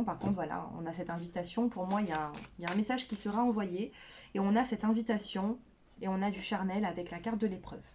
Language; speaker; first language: French; native; French